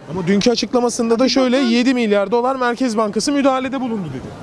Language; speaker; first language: Turkish; native; Turkish